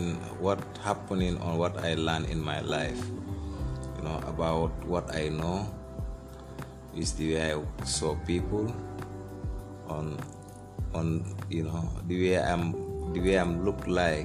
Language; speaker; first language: English; non-native, fluent; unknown